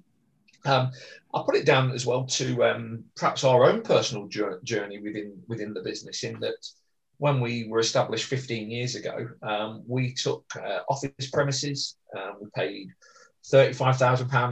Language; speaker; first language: English; native; English